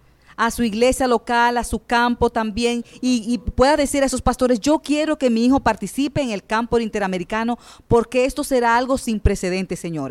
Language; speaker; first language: Spanish; native; Spanish